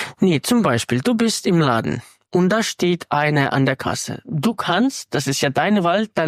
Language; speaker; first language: German; non-native, fluent; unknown